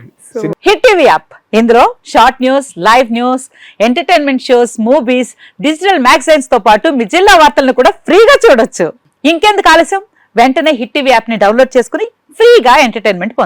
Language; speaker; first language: Telugu; native; Telugu